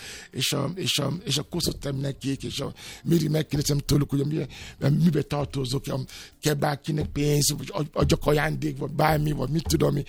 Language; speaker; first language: Hungarian; non-native, learner; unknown